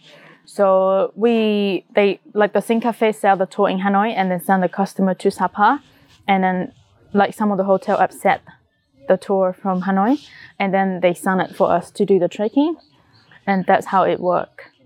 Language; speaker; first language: English; non-native, learner; Vietnamese